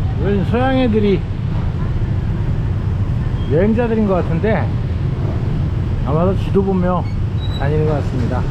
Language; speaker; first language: Korean; native; Korean